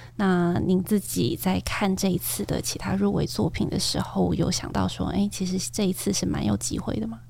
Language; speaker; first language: Chinese; native; Chinese